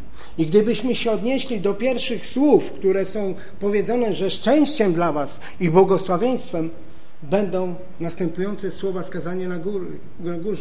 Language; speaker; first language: Polish; native; Polish